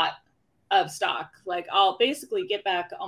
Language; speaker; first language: English; native; English